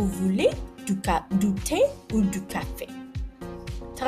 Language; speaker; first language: French; non-native, fluent; Amharic